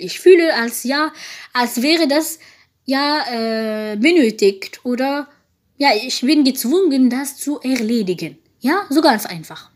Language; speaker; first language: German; non-native, fluent; French